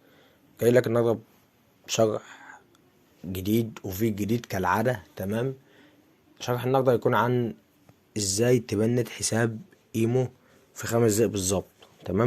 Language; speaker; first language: Arabic; native; Arabic